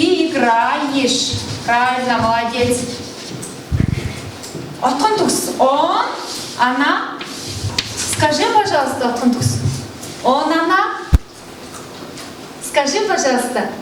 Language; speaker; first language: Russian; non-native, fluent; Mongolian